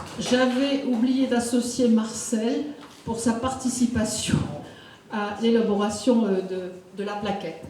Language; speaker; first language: French; native; French